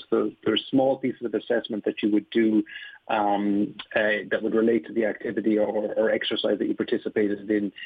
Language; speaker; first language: English; native; English